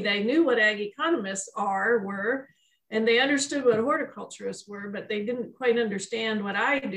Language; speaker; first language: English; native; English